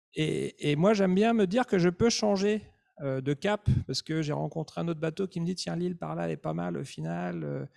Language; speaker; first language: French; native; French